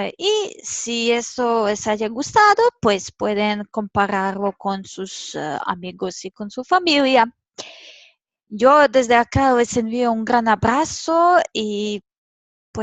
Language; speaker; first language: Spanish; non-native, fluent; Serbian